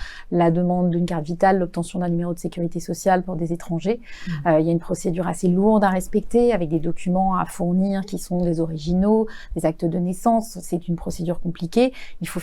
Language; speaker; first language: French; native; French